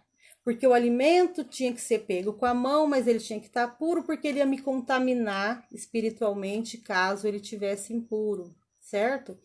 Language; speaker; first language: Portuguese; native; Portuguese